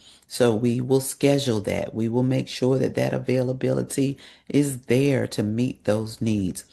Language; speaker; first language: English; native; English